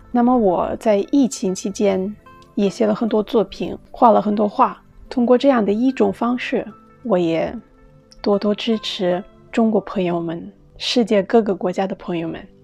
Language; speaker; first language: Chinese; non-native, fluent; Russian